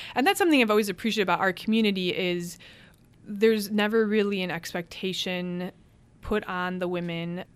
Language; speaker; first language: English; early bilingual, other home language; Hungarian